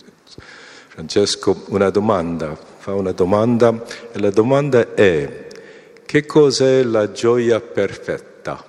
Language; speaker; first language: Italian; non-native, fluent; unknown